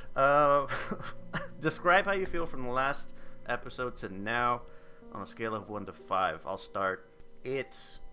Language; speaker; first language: English; native; English